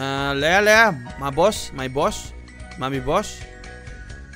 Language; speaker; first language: English; non-native, learner; Indonesian